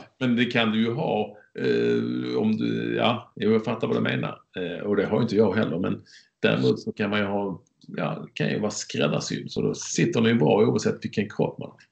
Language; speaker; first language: Swedish; native; Swedish